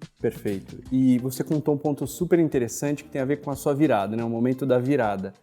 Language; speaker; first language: Portuguese; native; Portuguese